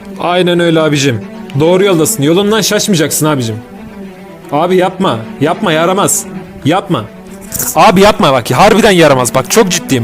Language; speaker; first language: Turkish; native; Turkish